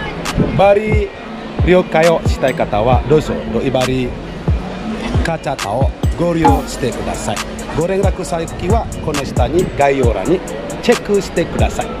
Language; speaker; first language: Japanese; non-native, fluent; Indonesian